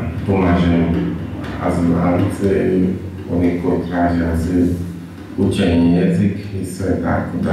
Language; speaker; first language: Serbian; non-native, learner; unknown